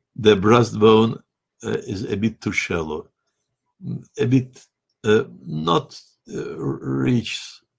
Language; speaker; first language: English; non-native, fluent; Russian